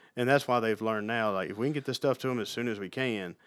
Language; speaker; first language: English; native; English